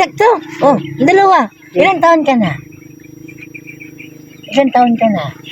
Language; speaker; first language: Filipino; non-native, local second language; Cebuano